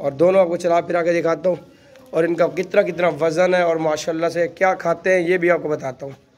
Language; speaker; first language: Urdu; non-native, local second language; Saraiki